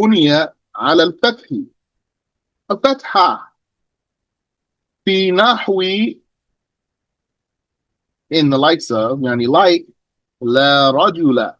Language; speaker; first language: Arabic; non-native, fluent; English